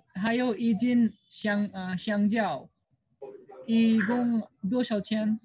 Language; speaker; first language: Chinese; non-native, learner; Bangla